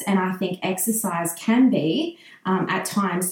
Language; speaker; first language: English; native; English